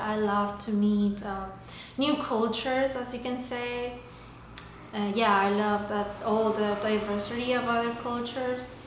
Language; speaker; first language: English; non-native, fluent; Spanish